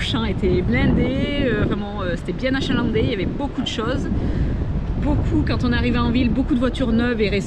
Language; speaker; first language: French; native; French